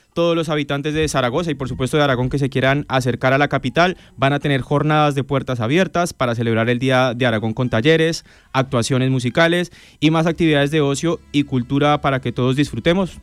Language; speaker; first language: Spanish; native; Spanish